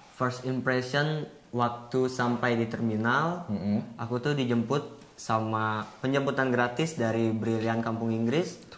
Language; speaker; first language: Indonesian; non-native, local second language; Balinese